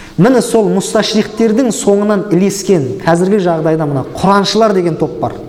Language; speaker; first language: Kazakh; native; Kazakh